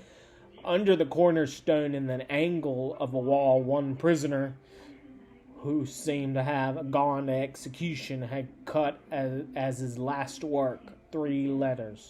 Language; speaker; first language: English; native; English